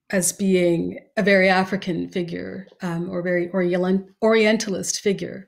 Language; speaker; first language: English; native; English